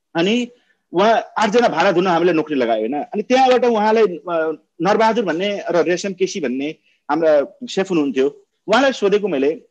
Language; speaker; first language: Nepali; non-native, local second language; Maithili